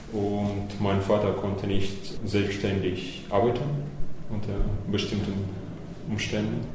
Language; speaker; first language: German; early bilingual, other home language; Russian